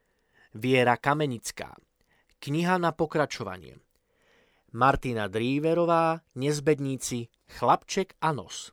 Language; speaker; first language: Slovak; native; Slovak